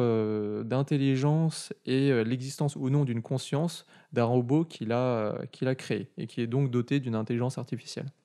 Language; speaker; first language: French; native; French